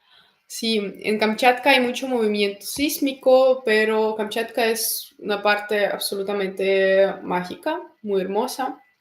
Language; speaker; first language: Spanish; non-native, fluent; Russian